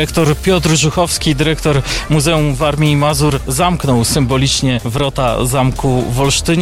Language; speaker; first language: Polish; native; Polish